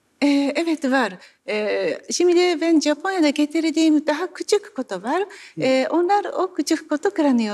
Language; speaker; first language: Turkish; non-native, learner; Japanese